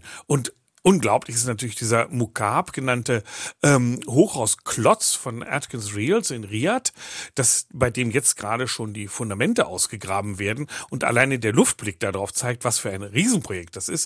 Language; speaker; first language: German; native; German